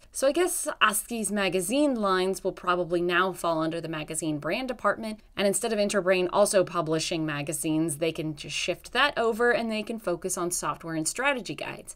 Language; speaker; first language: English; native; English